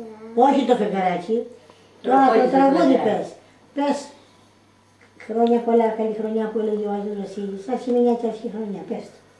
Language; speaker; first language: Greek; native; Greek